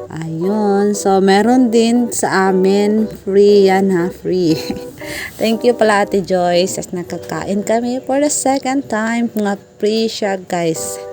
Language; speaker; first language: Filipino; non-native, local second language; Cebuano